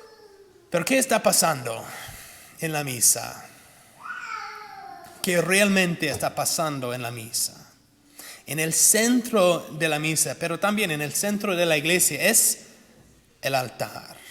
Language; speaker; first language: Spanish; non-native, fluent; English